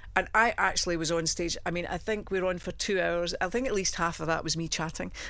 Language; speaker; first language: English; native; English